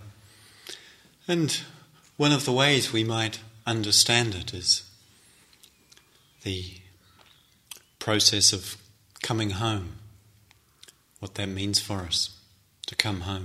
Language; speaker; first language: English; native; English